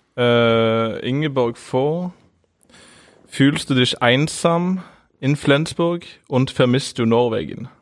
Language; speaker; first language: German; non-native, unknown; Norwegian